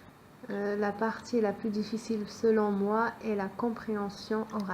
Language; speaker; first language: French; native; French